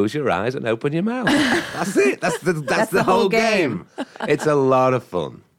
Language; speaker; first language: English; native; English